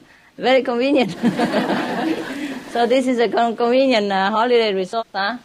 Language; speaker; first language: English; non-native, fluent; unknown